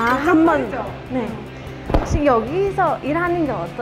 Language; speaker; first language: Korean; non-native, fluent; Persian